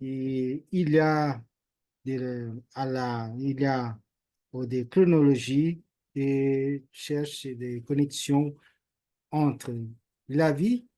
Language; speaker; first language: French; non-native, learner; Portuguese